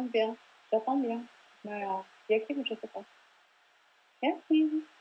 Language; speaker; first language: French; non-native, learner; Russian